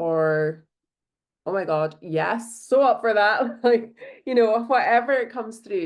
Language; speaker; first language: English; native; English